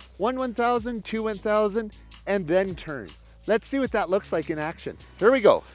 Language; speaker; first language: English; native; English